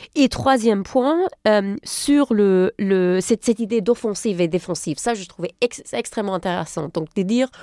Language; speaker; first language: French; non-native, fluent; German